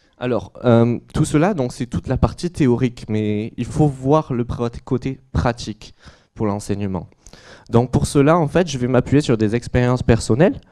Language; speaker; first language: French; native; French